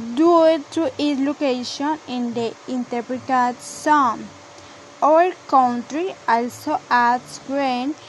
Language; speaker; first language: English; non-native, learner; Spanish